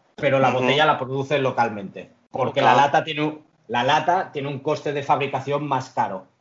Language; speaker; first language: Spanish; early bilingual, other home language; Arabic